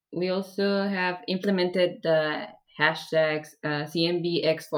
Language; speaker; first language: English; non-native, fluent; Persian